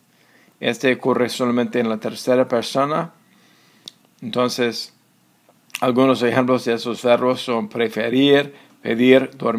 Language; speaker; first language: Spanish; non-native, fluent; English